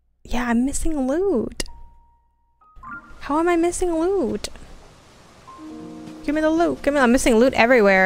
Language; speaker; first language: English; native; English